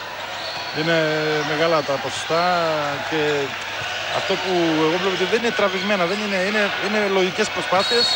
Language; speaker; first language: Greek; native; Greek